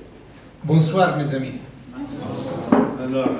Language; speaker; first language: French; non-native, fluent; Italian